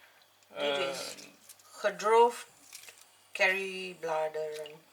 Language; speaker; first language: Dutch; non-native, learner; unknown